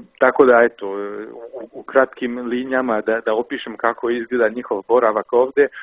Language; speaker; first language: Serbian; non-native, fluent; French